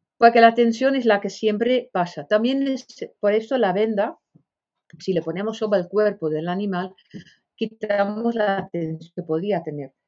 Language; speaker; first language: Spanish; non-native, fluent; Dutch